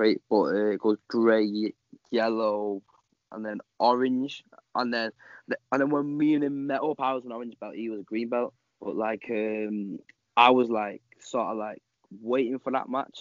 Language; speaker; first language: English; native; English